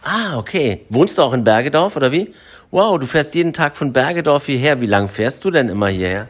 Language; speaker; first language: German; native; German